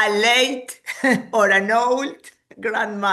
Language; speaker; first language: English; non-native, fluent; Spanish